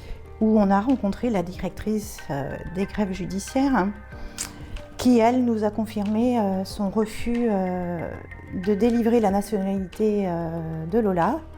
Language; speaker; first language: French; native; French